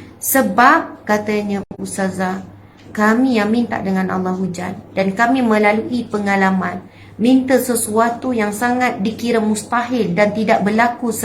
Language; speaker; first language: Malay; native; Malay